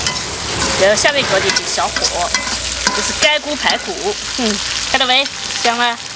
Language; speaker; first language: Chinese; native; Chinese